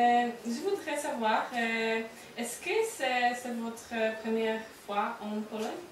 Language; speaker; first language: French; non-native, learner; Polish